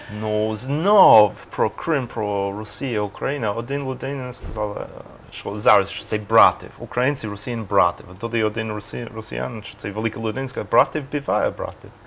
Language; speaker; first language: Ukrainian; non-native, learner; English